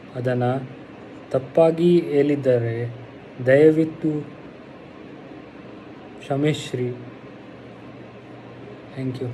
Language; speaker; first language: Kannada; non-native, learner; Hindi